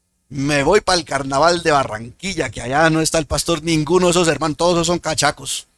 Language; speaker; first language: Spanish; native; Spanish